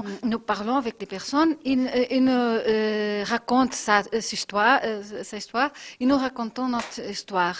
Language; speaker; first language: French; non-native, fluent; Portuguese